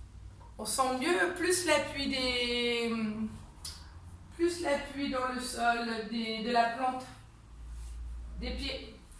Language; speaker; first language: French; native; French